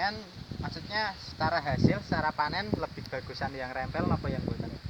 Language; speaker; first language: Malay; non-native, local second language; Javanese